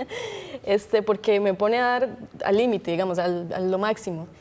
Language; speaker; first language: Spanish; native; Spanish